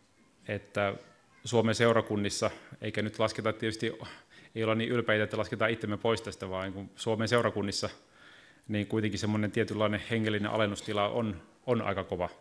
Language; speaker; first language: Finnish; native; Finnish